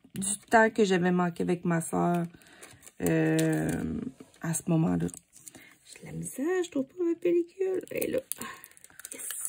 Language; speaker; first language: French; native; French